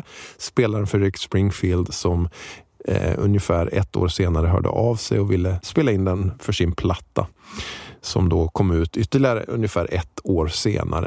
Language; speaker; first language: Swedish; native; Swedish